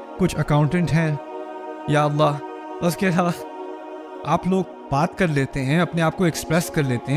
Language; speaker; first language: Urdu; early bilingual, heritage; Urdu